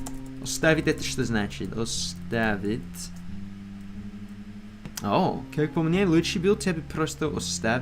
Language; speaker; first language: Russian; non-native, learner; English